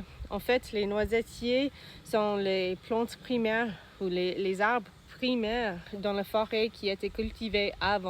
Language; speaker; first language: French; non-native, learner; English